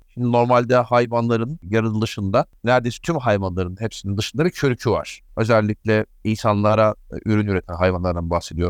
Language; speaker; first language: Turkish; native; Turkish